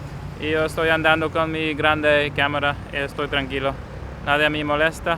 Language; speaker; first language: Spanish; non-native, learner; English